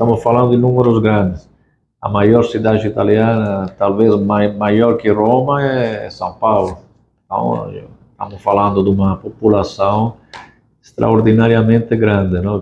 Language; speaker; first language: Portuguese; non-native, fluent; Italian